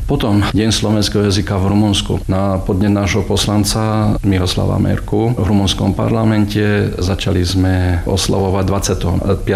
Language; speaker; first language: Slovak; early bilingual, heritage; Slovak